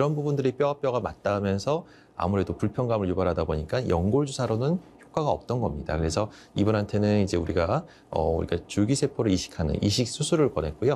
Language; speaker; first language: Korean; native; Korean